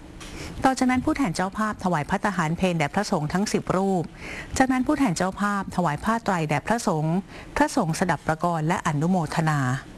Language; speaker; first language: Thai; native; Thai